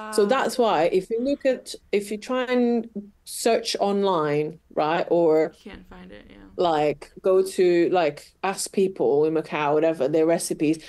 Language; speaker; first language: English; non-native, fluent; Portuguese